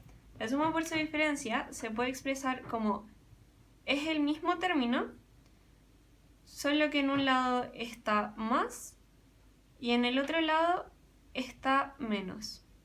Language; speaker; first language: Spanish; native; Spanish